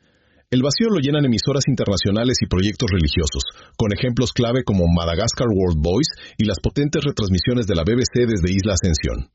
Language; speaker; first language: Spanish; native; Spanish